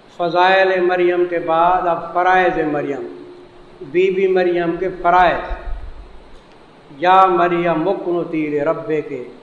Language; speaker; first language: Urdu; non-native, local second language; Saraiki